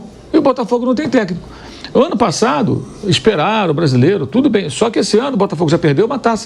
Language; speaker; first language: Portuguese; native; Portuguese